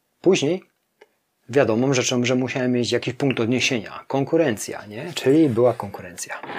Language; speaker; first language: Polish; native; Polish